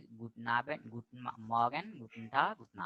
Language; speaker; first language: German; non-native, fluent; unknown